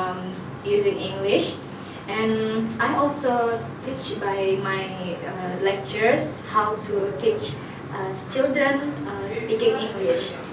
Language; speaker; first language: English; non-native, learner; Indonesian